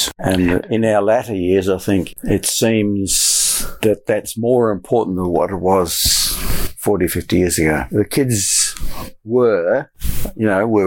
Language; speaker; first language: English; native; English